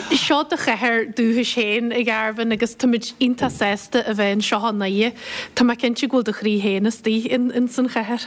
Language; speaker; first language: Irish; native; Irish